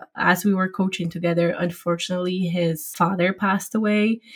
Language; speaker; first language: English; non-native, fluent; Polish